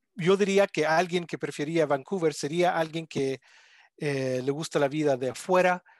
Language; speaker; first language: Spanish; non-native, fluent; English